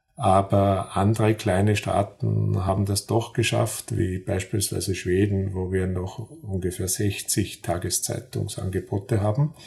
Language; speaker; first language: German; native; German